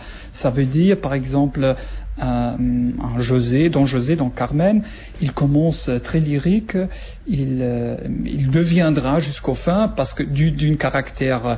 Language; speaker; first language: French; non-native, learner; German